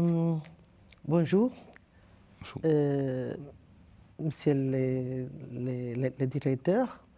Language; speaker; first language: French; non-native, learner; Portuguese